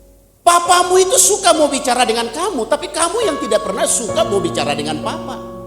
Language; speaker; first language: Indonesian; native; Indonesian